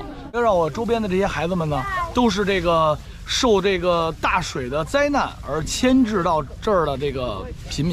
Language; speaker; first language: Chinese; native; Chinese